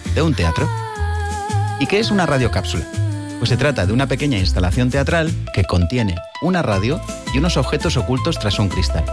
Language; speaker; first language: Spanish; native; Spanish